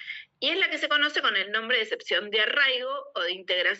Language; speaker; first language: Spanish; native; Spanish